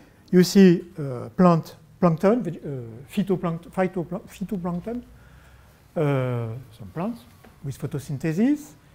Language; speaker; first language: English; non-native, fluent; French